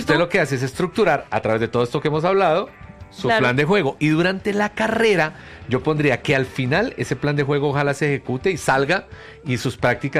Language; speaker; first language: Spanish; native; Spanish